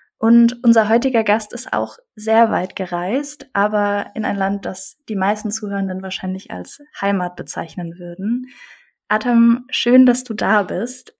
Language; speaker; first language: German; native; German